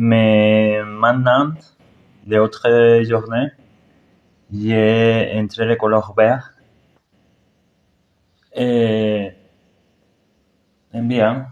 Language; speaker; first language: French; non-native, learner; Spanish